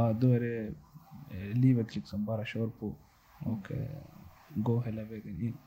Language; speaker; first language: Swedish; non-native, local second language; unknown